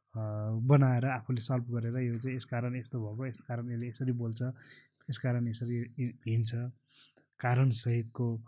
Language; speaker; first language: Nepali; non-native, local second language; Eastern Tamang